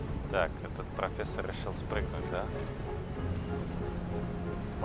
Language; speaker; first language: Russian; native; Russian